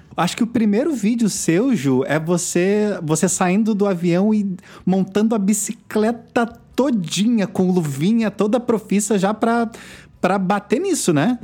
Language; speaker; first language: Portuguese; native; Portuguese